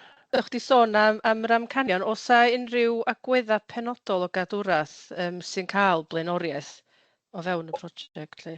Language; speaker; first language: Welsh; native; Welsh